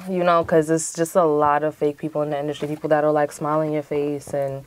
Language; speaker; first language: English; native; English